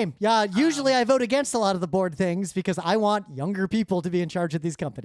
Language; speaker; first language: English; native; English